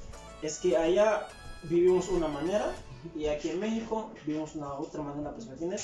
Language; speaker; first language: Spanish; non-native, fluent; Haitian Creole